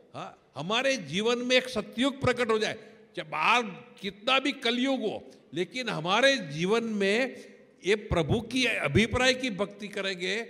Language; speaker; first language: Hindi; non-native, local second language; Gujarati